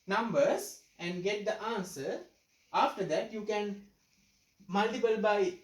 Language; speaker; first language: English; non-native, local second language; Sinhala